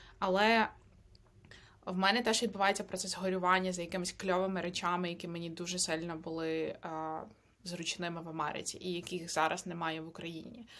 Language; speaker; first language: Ukrainian; native; Ukrainian